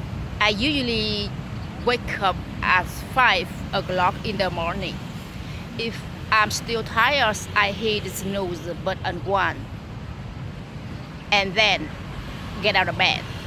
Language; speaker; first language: English; non-native, learner; Vietnamese